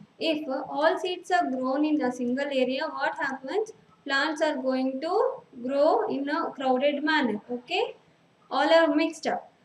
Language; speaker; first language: English; non-native, local second language; Telugu